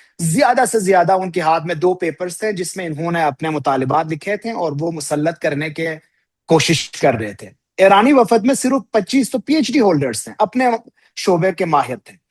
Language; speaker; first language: Urdu; non-native, local second language; Balti